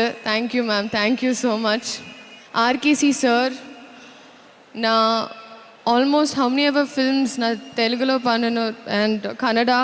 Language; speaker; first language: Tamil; non-native, learner; Telugu